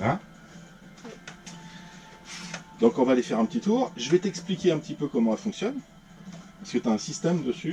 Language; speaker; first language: French; native; French